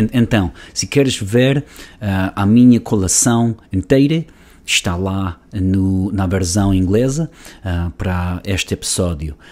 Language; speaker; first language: Portuguese; non-native, learner; Spanish